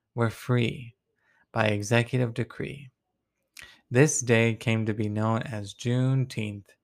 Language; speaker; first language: English; native; English